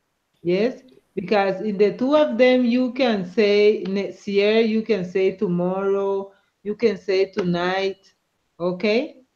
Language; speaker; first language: English; non-native, learner; Spanish